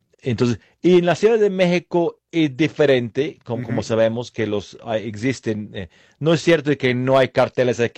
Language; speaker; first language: Spanish; non-native, fluent; English